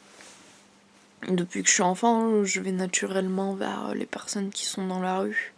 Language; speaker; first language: French; native; French